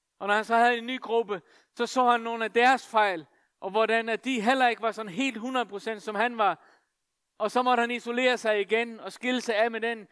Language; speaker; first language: Danish; non-native, local second language; Faroese